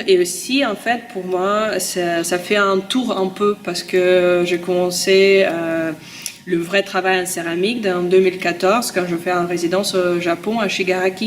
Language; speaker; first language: French; non-native, fluent; Russian